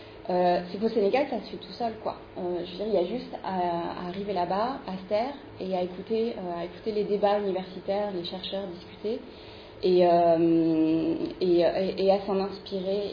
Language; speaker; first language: French; native; French